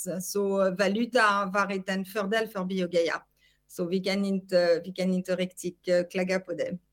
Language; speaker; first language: Swedish; non-native, fluent; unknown